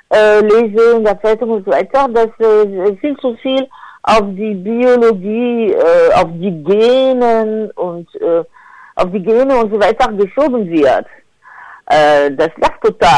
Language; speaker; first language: German; non-native, fluent; French